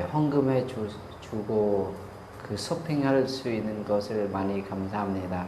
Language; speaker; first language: Korean; non-native, learner; Lao